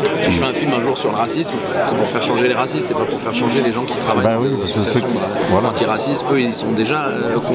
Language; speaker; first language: French; native; French